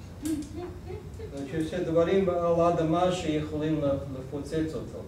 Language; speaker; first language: Hebrew; non-native, fluent; English